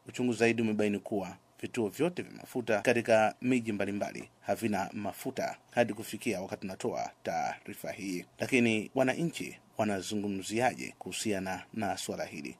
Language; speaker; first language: Swahili; non-native, fluent; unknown